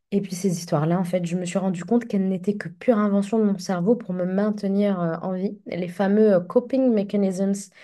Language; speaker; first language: French; non-native, local second language; Arabic